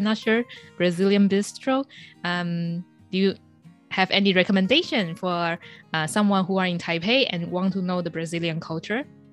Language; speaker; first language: English; non-native, fluent; Chinese